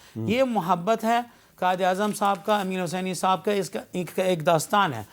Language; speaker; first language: Urdu; non-native, fluent; Arabic